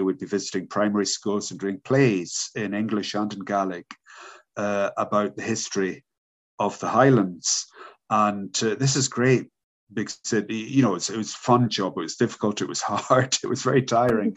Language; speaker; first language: English; native; English